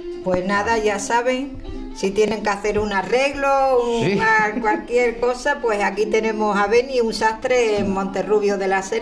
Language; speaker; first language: Spanish; native; Spanish